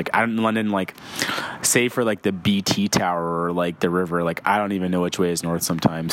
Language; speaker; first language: English; native; English